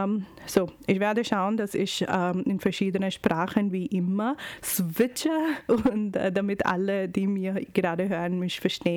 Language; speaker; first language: German; non-native, fluent; Urdu